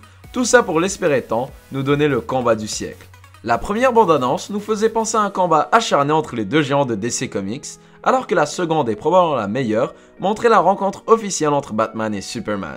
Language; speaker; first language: French; native; French